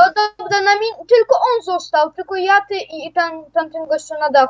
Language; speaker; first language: Polish; native; Polish